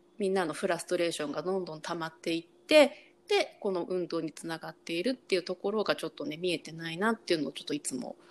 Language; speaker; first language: Japanese; native; Japanese